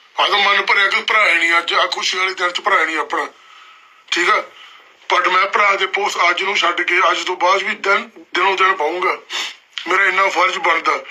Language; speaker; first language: Punjabi; early bilingual, heritage; Punjabi